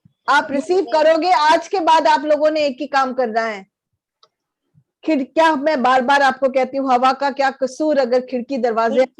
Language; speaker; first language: Hindi; native; Hindi